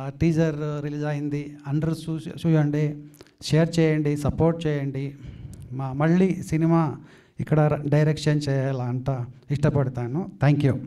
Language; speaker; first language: Telugu; non-native, learner; Kannada